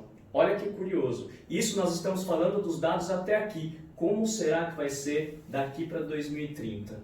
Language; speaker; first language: Portuguese; native; Portuguese